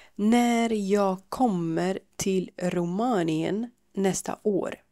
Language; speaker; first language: Swedish; non-native, fluent; Ukrainian